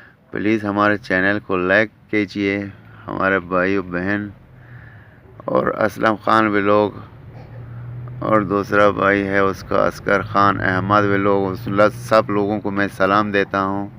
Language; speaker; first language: Hindi; non-native, learner; Baluchi